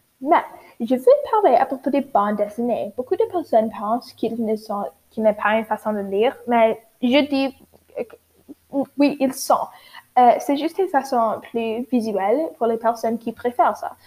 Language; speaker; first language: French; non-native, learner; English